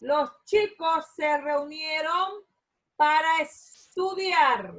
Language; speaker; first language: Spanish; non-native, learner; Portuguese